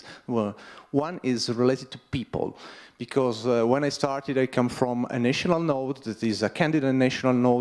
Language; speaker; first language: English; non-native, fluent; Italian